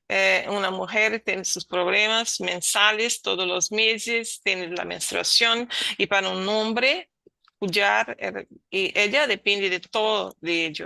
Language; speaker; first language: Spanish; non-native, learner; Portuguese